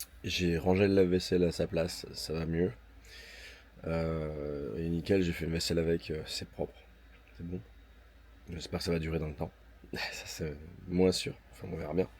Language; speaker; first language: French; native; French